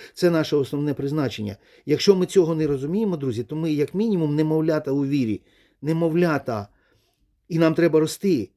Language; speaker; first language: Ukrainian; non-native, local second language; Russian